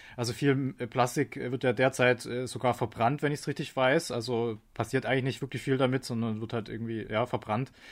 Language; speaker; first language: German; native; German